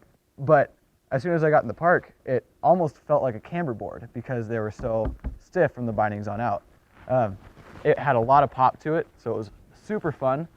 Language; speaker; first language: English; native; English